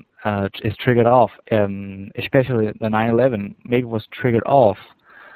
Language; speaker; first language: English; non-native, fluent; Danish